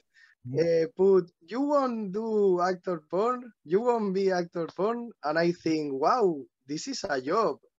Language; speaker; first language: English; non-native, learner; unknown